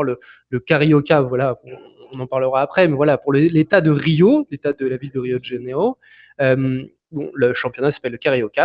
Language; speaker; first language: French; native; French